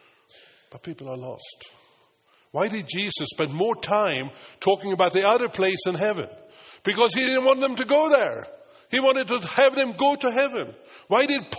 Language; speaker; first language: English; non-native, fluent; Swedish